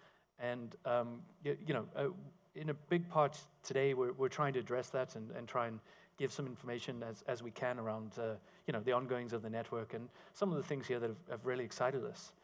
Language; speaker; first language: English; native; English